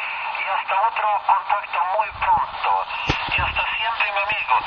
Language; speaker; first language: Spanish; non-native, learner; Swedish